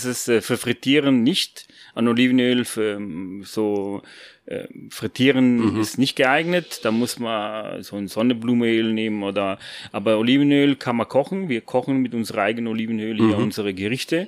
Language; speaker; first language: German; non-native, fluent; Italian